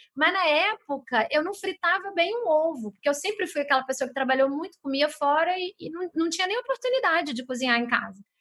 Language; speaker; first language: Portuguese; native; Portuguese